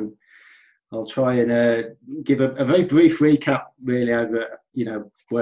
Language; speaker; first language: English; native; English